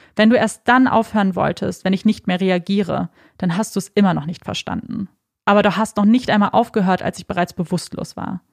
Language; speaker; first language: German; native; German